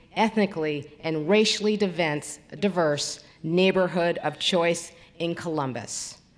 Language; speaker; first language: English; native; English